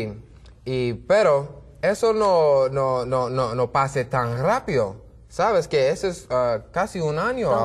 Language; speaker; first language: Spanish; non-native, learner; English